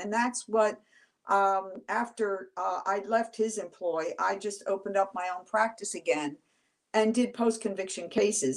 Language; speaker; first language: English; native; English